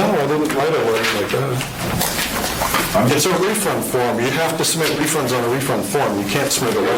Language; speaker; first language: English; native; English